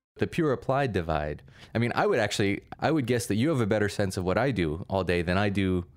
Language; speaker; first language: English; early bilingual, other home language; Russian